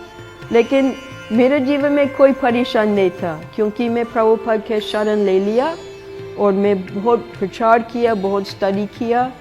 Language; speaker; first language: Hindi; non-native, fluent; English